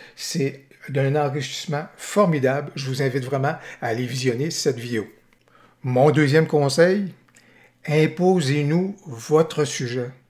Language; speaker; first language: French; native; French